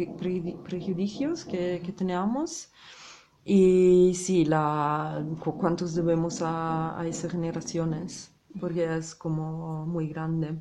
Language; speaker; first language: Spanish; non-native, learner; Italian